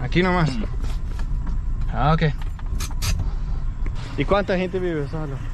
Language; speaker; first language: Spanish; non-native, learner; Danish